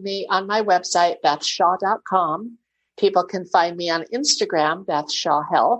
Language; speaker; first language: English; native; English